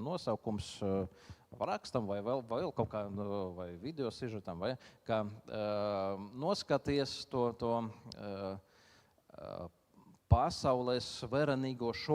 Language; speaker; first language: Latvian; non-native, local second language; Russian